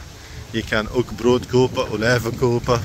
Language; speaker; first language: Dutch; non-native, fluent; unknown